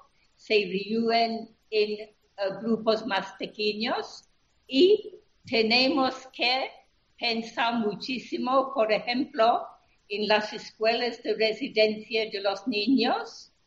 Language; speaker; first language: Spanish; non-native, fluent; English